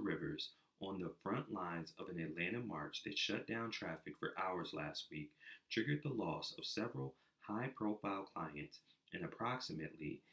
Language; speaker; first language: English; native; English